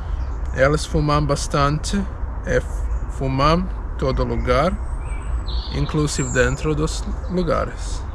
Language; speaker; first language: Portuguese; non-native, learner; Croatian